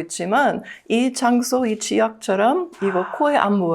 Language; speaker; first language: Korean; non-native, learner; English